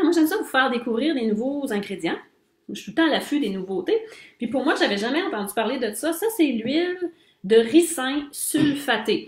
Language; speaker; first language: French; native; French